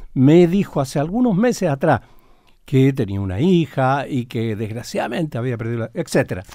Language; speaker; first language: Spanish; native; Spanish